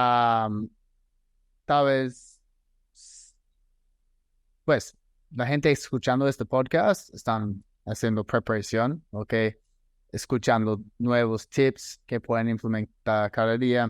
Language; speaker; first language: Spanish; non-native, fluent; English